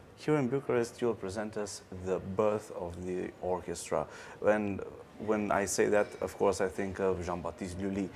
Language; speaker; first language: English; non-native, fluent; Romanian